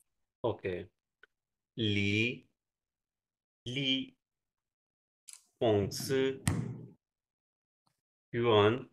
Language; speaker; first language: Chinese; non-native, learner; Urdu